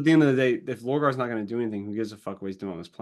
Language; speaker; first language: English; native; English